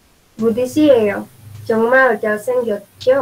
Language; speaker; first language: Korean; non-native, learner; Indonesian